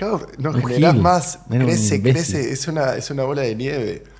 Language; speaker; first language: Spanish; native; Spanish